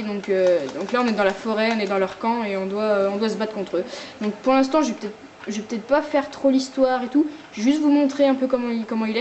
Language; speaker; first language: French; native; French